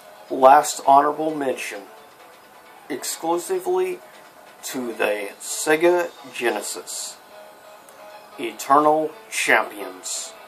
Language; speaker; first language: English; native; English